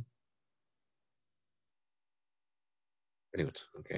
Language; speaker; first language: English; non-native, fluent; Spanish